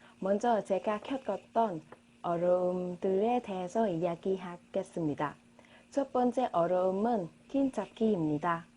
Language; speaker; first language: Korean; non-native, learner; Vietnamese